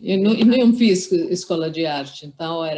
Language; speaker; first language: Portuguese; non-native, fluent; Italian